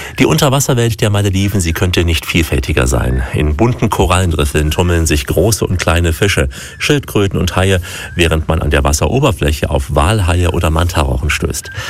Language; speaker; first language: German; native; German